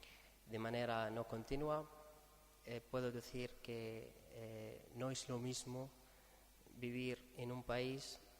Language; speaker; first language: Spanish; non-native, fluent; Arabic